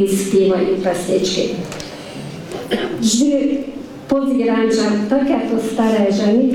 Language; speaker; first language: Slovak; early bilingual, heritage; Slovak